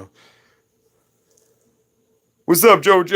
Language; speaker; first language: English; native; English